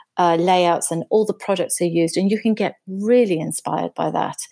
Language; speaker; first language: English; native; English